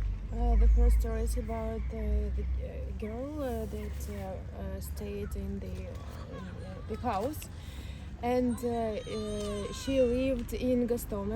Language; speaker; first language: English; non-native, learner; Ukrainian